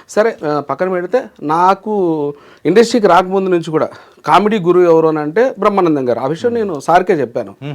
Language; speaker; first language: Telugu; native; Telugu